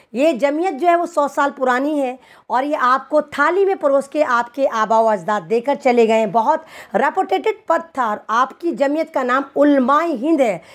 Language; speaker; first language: Hindi; native; Hindi